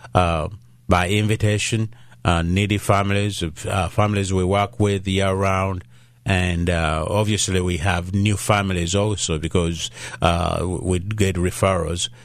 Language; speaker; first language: English; non-native, local second language; Ganda